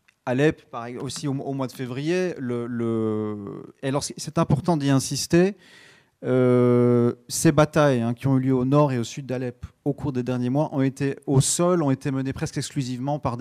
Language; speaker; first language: French; native; French